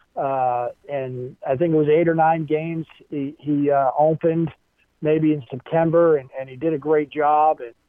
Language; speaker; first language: English; native; English